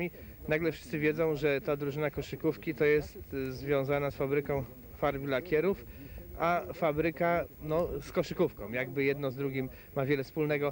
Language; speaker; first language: Polish; native; Polish